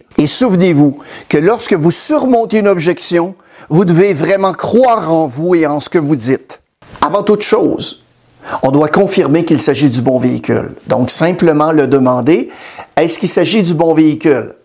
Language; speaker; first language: French; native; French